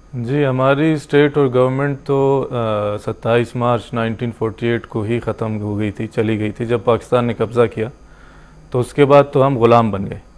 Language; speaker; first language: Urdu; non-native, local second language; Baluchi